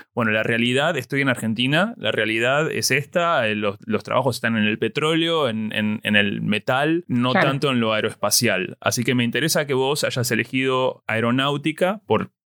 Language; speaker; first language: Spanish; native; Spanish